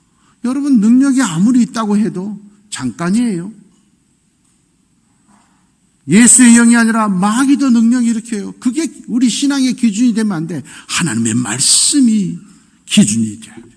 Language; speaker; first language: Korean; native; Korean